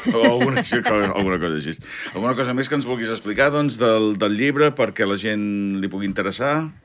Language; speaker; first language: Catalan; native; Catalan